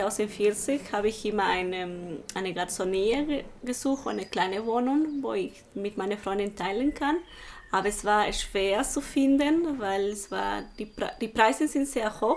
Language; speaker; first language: German; non-native, learner; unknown